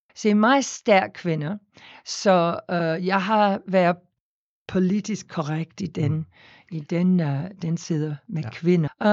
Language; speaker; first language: Danish; non-native, fluent; English